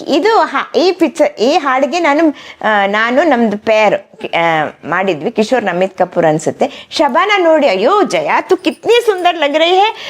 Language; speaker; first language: Kannada; non-native, local second language; Malayalam